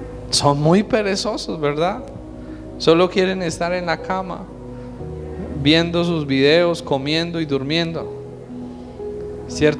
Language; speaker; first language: Spanish; native; Spanish